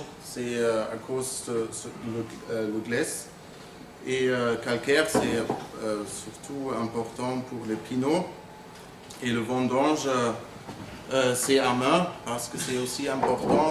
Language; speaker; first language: French; non-native, fluent; German